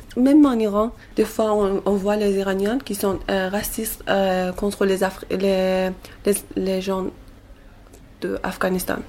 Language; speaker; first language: French; non-native, learner; Persian